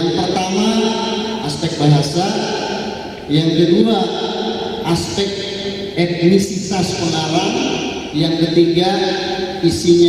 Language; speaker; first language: Indonesian; non-native, local second language; Banjar